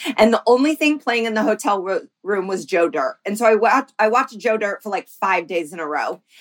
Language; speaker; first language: English; native; English